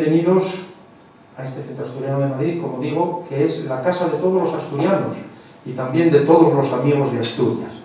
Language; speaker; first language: Spanish; native; Spanish